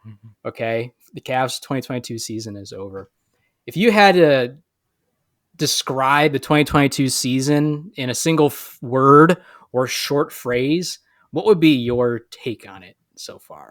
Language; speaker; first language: English; native; English